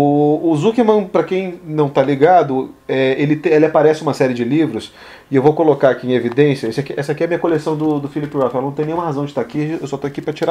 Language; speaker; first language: Portuguese; native; Portuguese